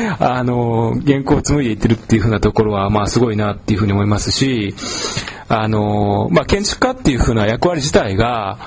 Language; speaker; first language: Japanese; native; Japanese